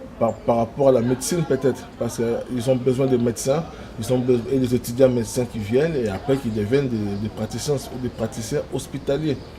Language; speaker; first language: French; non-native, local second language; Lingala